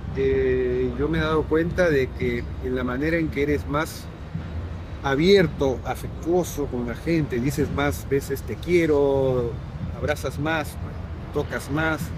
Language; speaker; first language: Spanish; native; Spanish